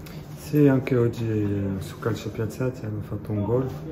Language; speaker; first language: Italian; non-native, fluent; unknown